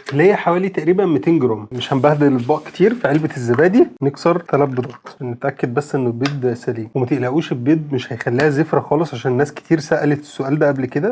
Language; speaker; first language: Arabic; native; Arabic